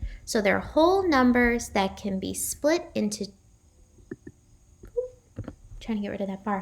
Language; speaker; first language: English; native; English